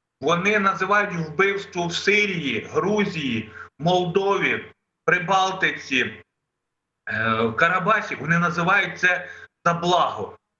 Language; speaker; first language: Ukrainian; non-native, local second language; Russian